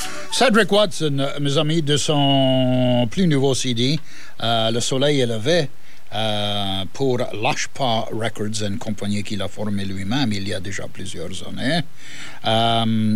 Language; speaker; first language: French; native; French